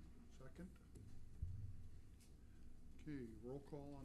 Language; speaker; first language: English; native; English